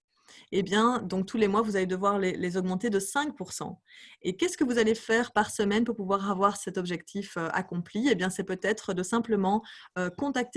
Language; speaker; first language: French; native; French